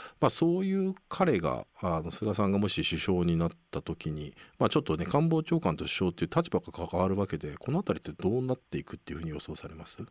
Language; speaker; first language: Japanese; native; Japanese